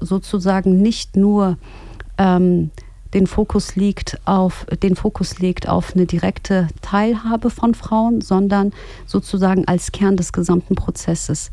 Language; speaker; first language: German; early bilingual, other home language; Kurdish